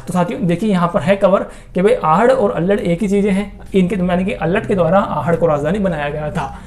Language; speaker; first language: Hindi; native; Hindi